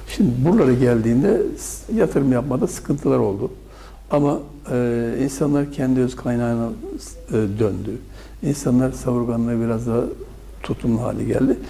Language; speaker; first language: Turkish; native; Turkish